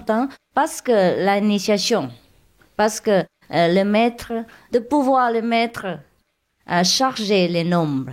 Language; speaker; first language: French; non-native, learner; Chinese